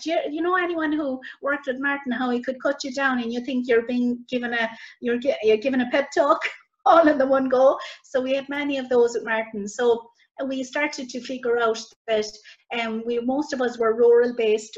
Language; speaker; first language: English; native; English